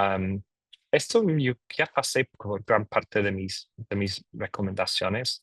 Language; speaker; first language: Spanish; non-native, fluent; English